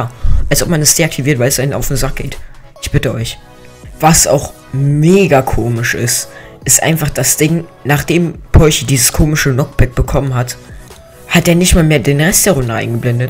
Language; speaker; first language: German; native; German